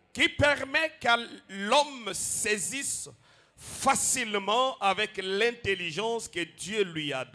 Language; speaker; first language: French; non-native, local second language; Lingala